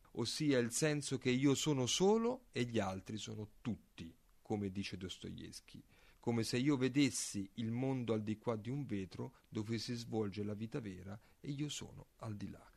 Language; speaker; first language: Italian; native; Italian